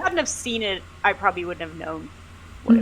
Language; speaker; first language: English; native; English